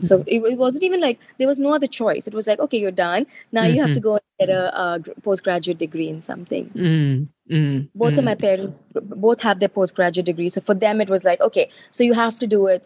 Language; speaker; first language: English; non-native, local second language; Telugu